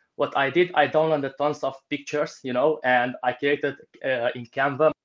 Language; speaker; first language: English; non-native, fluent; Romanian